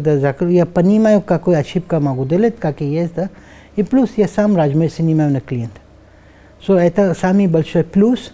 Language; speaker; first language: Russian; non-native, learner; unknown